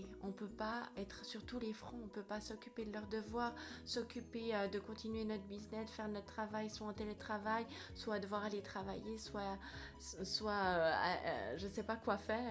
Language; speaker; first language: French; native; French